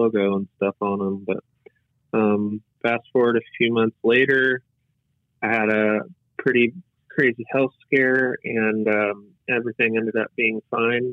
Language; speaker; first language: English; native; English